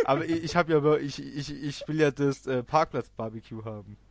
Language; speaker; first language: German; native; German